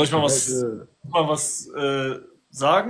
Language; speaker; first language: German; native; German